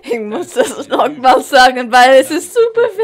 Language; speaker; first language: German; non-native, learner; Dutch